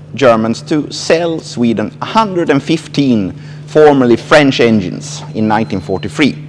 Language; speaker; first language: English; non-native, fluent; Swedish